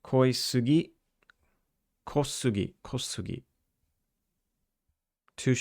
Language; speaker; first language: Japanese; non-native, learner; English